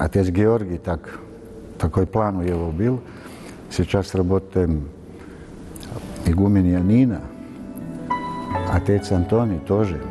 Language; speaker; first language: Russian; non-native, learner; Serbian